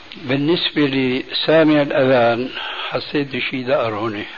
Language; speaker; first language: Arabic; early bilingual, other home language; Albanian